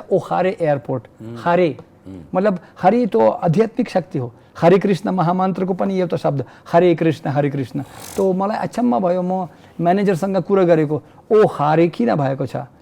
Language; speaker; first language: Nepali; non-native, fluent; Russian